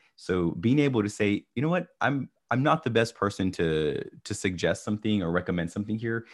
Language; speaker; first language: English; native; English